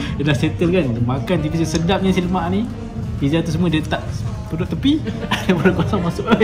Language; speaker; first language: Malay; native; Malay